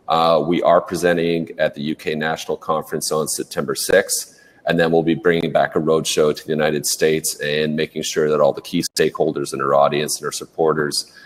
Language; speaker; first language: English; native; English